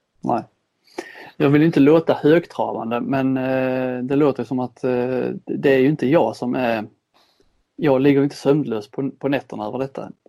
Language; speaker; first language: Swedish; native; Swedish